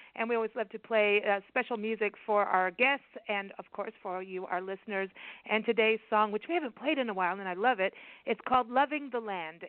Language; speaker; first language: English; native; English